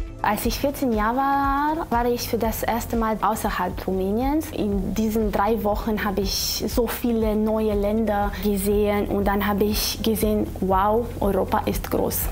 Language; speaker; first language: German; non-native, fluent; Romanian